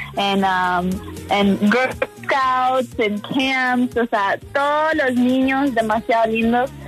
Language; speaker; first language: Spanish; non-native, fluent; English